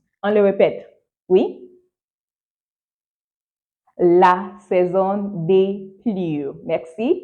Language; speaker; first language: French; non-native, fluent; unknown